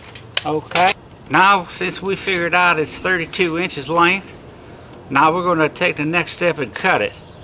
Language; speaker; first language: English; native; English